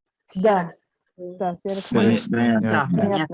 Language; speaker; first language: Russian; non-native, learner; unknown